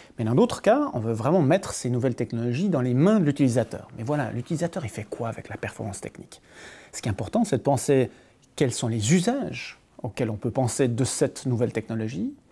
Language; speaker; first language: French; native; French